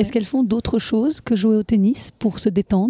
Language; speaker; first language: French; native; French